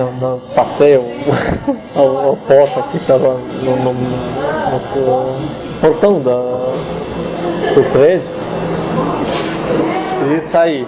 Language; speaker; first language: Portuguese; non-native, fluent; Arabic